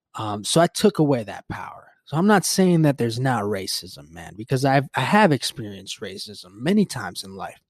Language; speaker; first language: English; early bilingual, other home language; Spanish